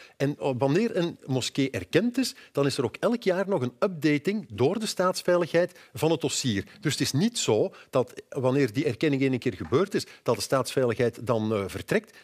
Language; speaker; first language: Dutch; native; Dutch